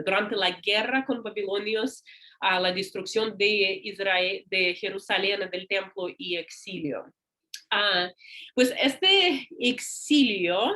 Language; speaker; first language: Spanish; non-native, learner; English